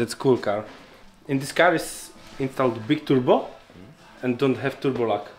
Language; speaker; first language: English; non-native, learner; Polish